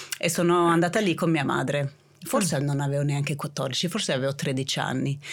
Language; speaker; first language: Italian; non-native, fluent; Swedish